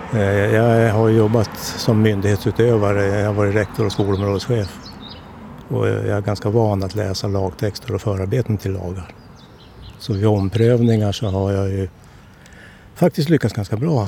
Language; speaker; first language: Swedish; native; Swedish